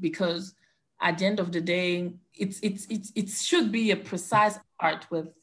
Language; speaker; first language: English; non-native, local second language; French